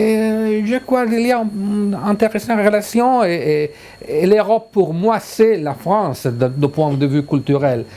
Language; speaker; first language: French; non-native, learner; Italian